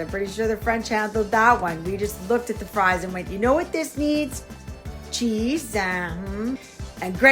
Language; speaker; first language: English; native; English